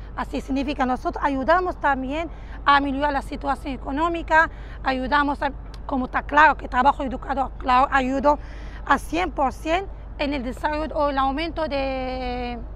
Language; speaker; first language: Spanish; non-native, fluent; Arabic